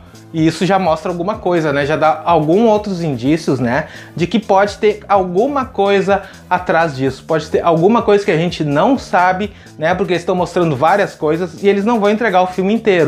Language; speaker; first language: Portuguese; native; Portuguese